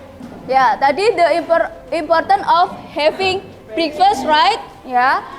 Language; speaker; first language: English; non-native, learner; Indonesian